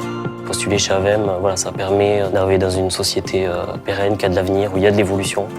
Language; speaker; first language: French; native; French